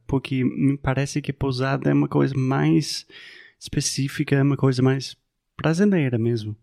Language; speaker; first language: Portuguese; non-native, fluent; English